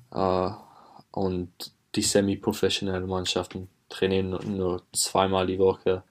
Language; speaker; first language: German; non-native, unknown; English